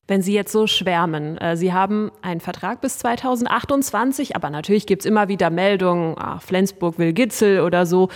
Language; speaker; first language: German; native; German